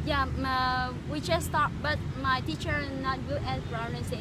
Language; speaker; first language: English; non-native, learner; Vietnamese